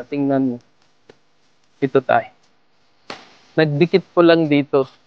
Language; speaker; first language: Filipino; non-native, learner; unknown